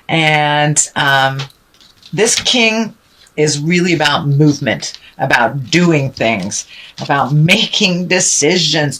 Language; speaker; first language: English; native; English